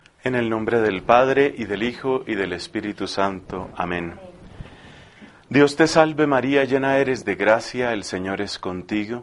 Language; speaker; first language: Spanish; native; Spanish